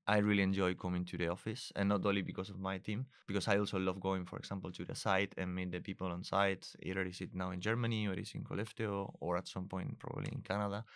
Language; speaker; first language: English; non-native, fluent; Spanish